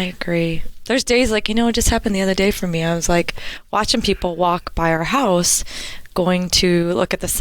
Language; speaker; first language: English; native; English